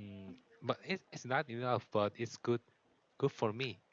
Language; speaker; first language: English; non-native, learner; Korean